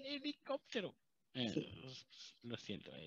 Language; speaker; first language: Spanish; non-native, learner; German